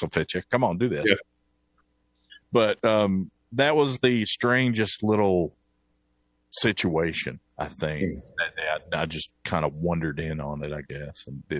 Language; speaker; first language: English; native; English